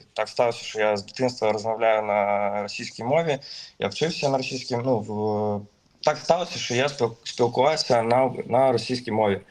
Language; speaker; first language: Ukrainian; native; Ukrainian